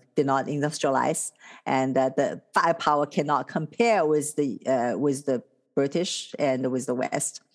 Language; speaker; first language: English; non-native, fluent; Chinese